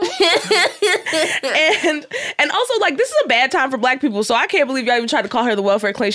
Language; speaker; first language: English; native; English